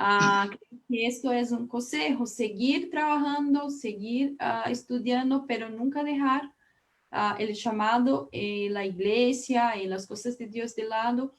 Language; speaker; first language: Spanish; non-native, learner; Portuguese